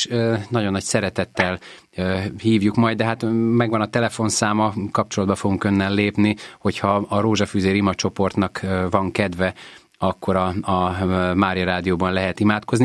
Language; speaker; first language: Hungarian; native; Hungarian